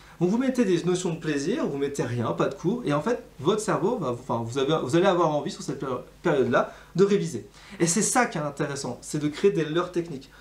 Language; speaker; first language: French; native; French